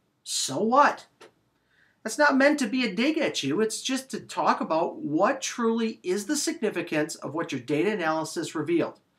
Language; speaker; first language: English; native; English